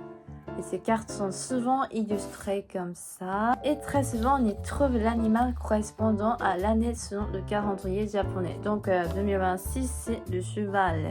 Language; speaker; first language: French; non-native, fluent; Japanese